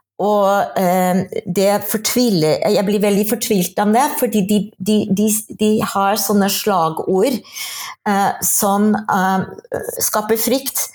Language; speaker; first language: Norwegian; non-native, fluent; English